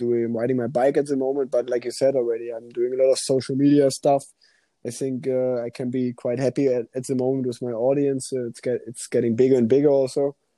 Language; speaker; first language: English; non-native, fluent; German